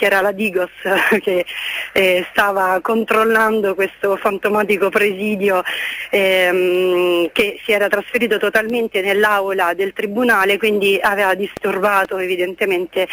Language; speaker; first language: Italian; native; Italian